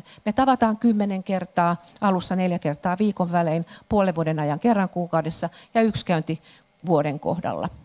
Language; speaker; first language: Finnish; native; Finnish